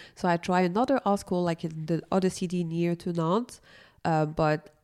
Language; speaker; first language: English; non-native, fluent; French